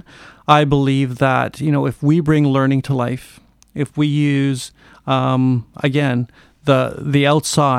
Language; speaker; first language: English; native; English